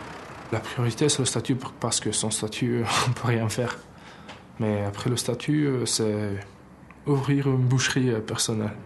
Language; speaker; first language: French; early bilingual, other home language; Albanian